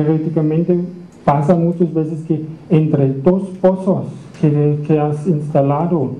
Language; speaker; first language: Spanish; non-native, fluent; German